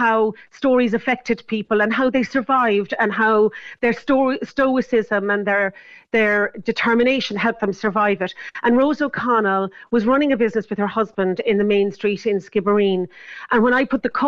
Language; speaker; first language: English; native; English